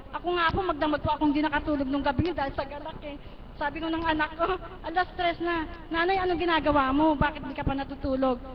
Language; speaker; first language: Filipino; native; Filipino